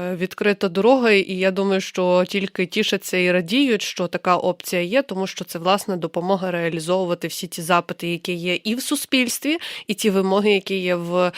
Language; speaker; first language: Ukrainian; native; Ukrainian